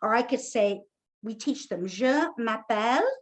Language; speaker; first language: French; non-native, fluent; English